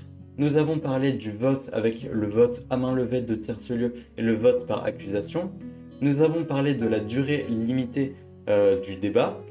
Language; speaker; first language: French; native; French